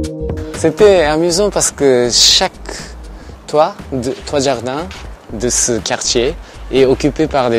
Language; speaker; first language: French; non-native, learner; Japanese